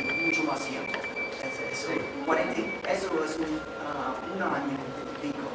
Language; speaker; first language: Spanish; non-native, fluent; English